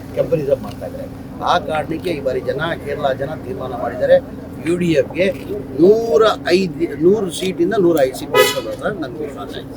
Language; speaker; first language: Kannada; non-native, local second language; Urdu